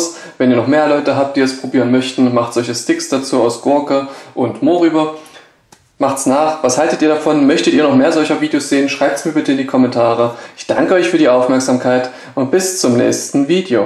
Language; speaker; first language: German; native; German